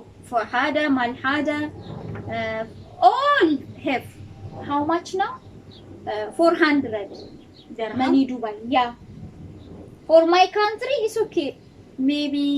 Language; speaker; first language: English; non-native, learner; Amharic